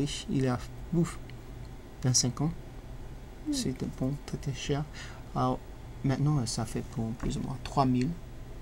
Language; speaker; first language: French; non-native, learner; English